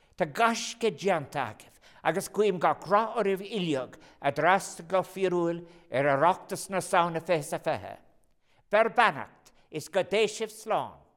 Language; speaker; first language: Irish; non-native, local second language; English